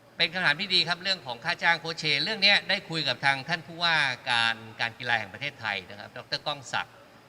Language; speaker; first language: Thai; native; Thai